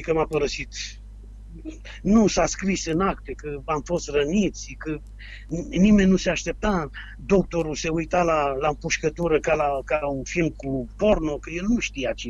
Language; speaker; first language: Romanian; native; Romanian